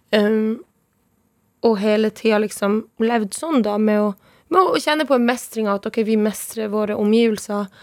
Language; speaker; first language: Norwegian; non-native, local second language; Northern Sami